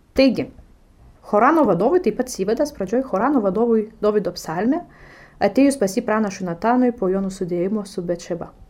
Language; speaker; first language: Lithuanian; non-native, fluent; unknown